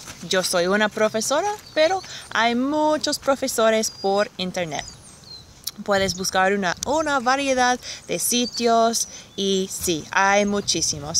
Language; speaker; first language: Spanish; non-native, fluent; English